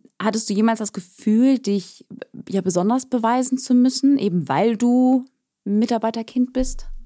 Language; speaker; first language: German; native; German